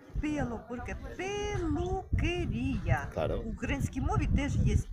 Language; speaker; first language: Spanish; non-native, learner; Ukrainian